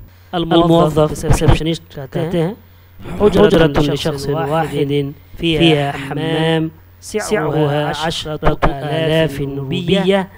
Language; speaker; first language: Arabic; non-native, fluent; Urdu